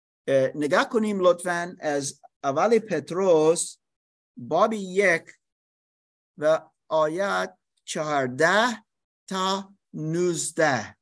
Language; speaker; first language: Persian; non-native, learner; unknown